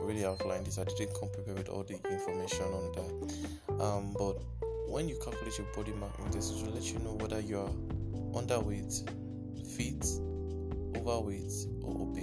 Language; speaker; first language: English; non-native, local second language; Yoruba